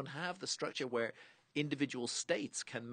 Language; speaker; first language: English; native; English